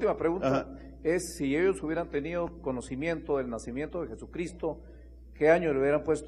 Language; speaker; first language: Spanish; native; Spanish